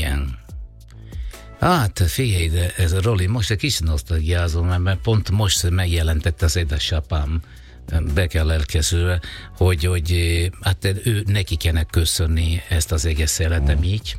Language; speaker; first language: Hungarian; non-native, fluent; Italian